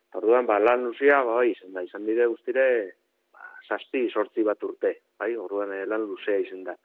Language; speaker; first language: Basque; native; Basque